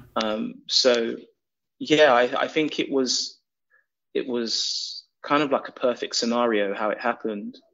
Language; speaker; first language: English; native; English